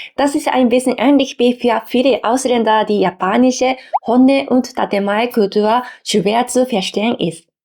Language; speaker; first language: German; non-native, fluent; Japanese